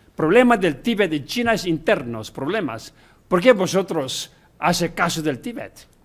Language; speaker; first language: Spanish; non-native, learner; Chinese